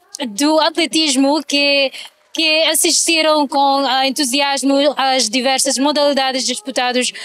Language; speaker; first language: Portuguese; non-native, local second language; Tetum